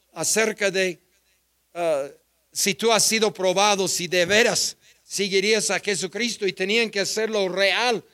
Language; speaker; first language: Spanish; non-native, fluent; English